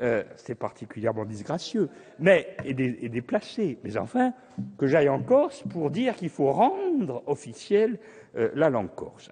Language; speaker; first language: French; native; French